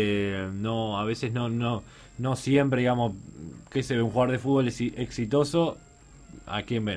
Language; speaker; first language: Spanish; native; Spanish